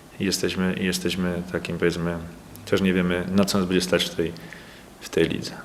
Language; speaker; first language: Polish; native; Polish